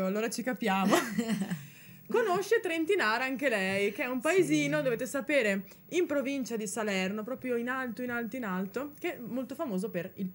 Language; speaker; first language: Italian; native; Italian